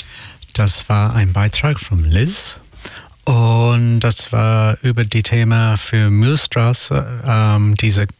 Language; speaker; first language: German; non-native, learner; English